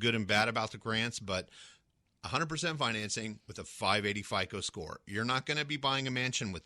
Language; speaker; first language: English; native; English